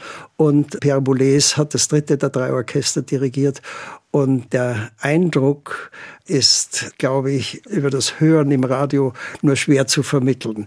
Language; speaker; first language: German; native; German